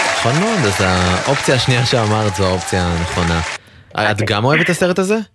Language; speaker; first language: Hebrew; native; Hebrew